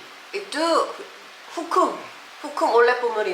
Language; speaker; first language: Indonesian; non-native, learner; Korean